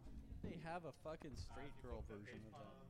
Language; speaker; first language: English; native; English